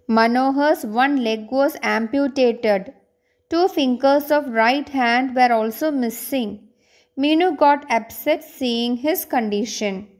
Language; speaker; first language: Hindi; non-native, local second language; Malayalam